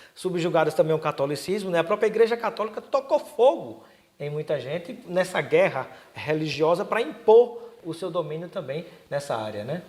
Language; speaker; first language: Portuguese; native; Portuguese